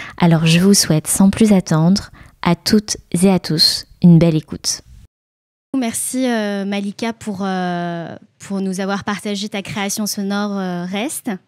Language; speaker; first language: French; native; French